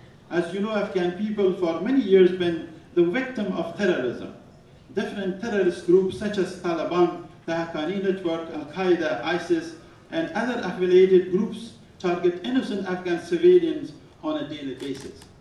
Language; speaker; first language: English; non-native, fluent; Persian